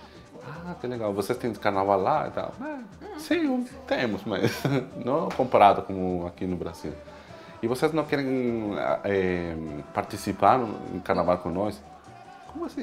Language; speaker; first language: Portuguese; non-native, fluent; Spanish